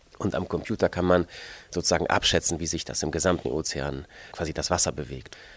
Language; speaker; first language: German; non-native, fluent; Polish